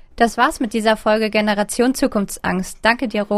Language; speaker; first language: German; native; German